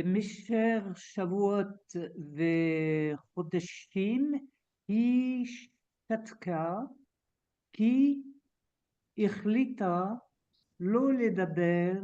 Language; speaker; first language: Hebrew; non-native, learner; French